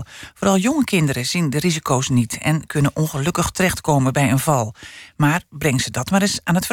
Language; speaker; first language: Dutch; native; Dutch